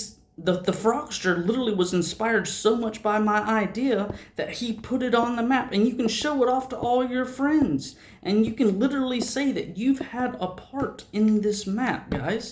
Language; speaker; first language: English; native; English